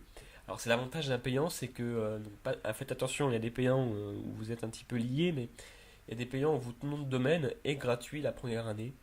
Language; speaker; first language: French; native; French